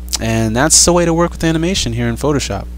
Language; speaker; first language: English; native; English